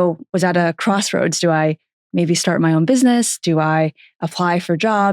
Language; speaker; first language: English; native; English